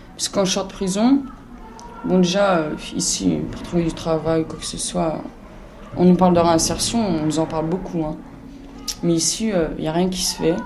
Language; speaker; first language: French; native; French